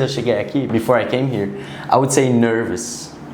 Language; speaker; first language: Portuguese; non-native, learner; Dutch